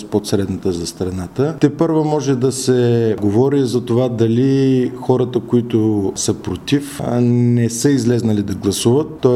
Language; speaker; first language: Bulgarian; native; Bulgarian